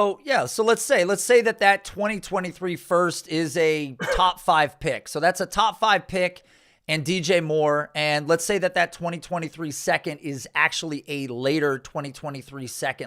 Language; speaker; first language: English; native; English